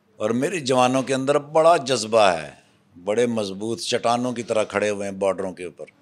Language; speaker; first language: Urdu; non-native, local second language; Punjabi